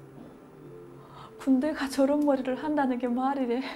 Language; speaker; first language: Korean; native; Korean